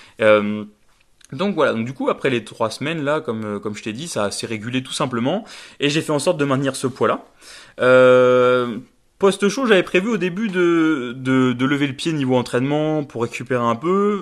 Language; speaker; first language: French; native; French